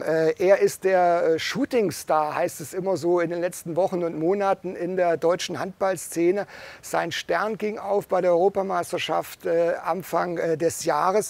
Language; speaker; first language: German; native; German